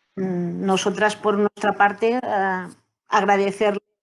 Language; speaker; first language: Spanish; non-native, local second language; Catalan